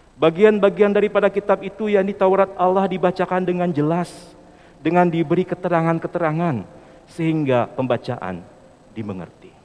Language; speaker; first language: Indonesian; native; Indonesian